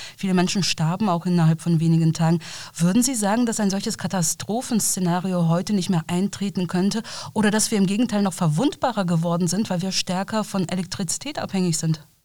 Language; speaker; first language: German; native; German